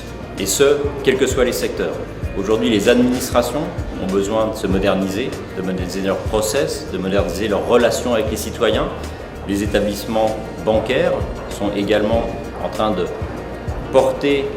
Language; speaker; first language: French; native; French